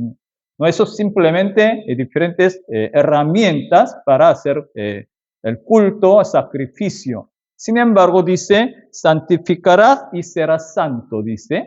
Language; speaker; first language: Spanish; non-native, fluent; Korean